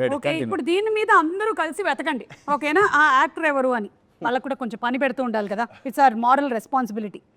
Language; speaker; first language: Telugu; non-native, local second language; Malayalam